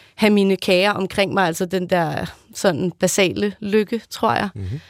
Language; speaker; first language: Danish; native; Danish